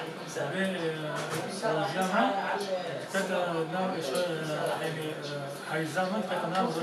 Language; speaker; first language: Turkish; native; Turkish